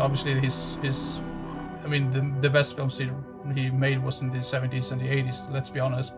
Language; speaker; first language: English; non-native, fluent; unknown